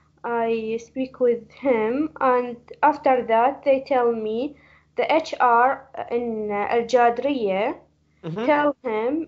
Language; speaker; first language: English; non-native, learner; Arabic